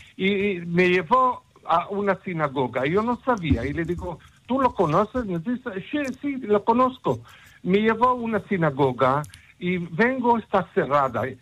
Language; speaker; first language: Spanish; non-native, fluent; Hebrew